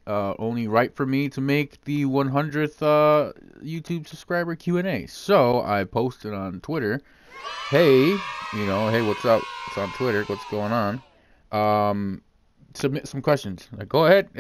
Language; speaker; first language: English; native; English